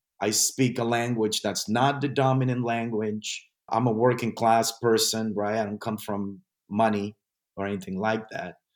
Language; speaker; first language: English; non-native, fluent; Spanish